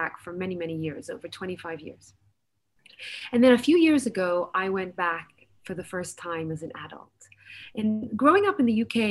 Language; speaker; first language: English; native; English